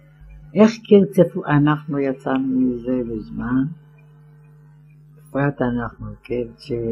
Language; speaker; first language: Hebrew; non-native, fluent; Ladino